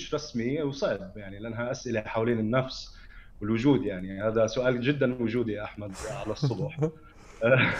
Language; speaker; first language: Arabic; native; Arabic